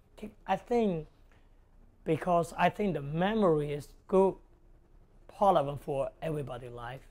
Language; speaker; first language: English; non-native, local second language; Cantonese